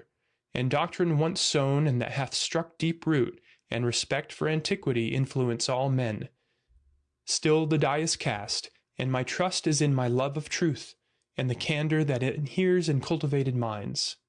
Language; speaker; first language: English; native; English